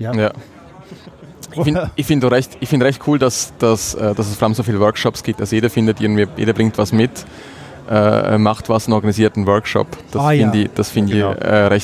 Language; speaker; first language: German; native; German